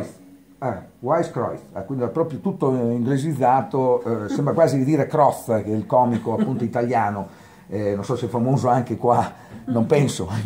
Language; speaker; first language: Italian; native; Italian